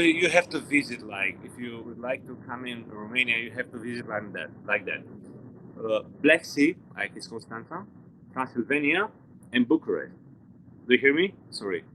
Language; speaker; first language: English; non-native, learner; Romanian